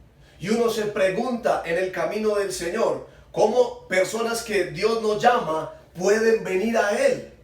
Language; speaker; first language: Spanish; native; Spanish